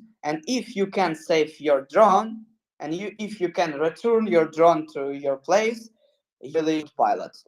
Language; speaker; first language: English; non-native, learner; Ukrainian